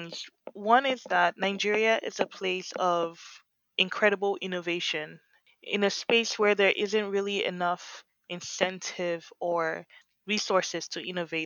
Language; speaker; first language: English; non-native, local second language; Yoruba